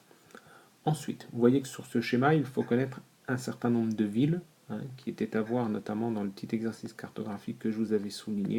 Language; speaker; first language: French; native; French